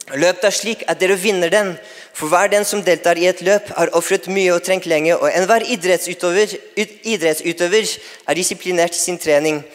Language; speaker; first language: Norwegian; non-native, fluent; English